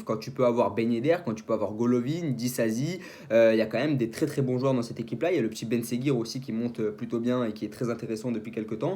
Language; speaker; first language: French; native; French